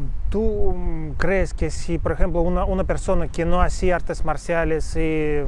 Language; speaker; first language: Spanish; non-native, fluent; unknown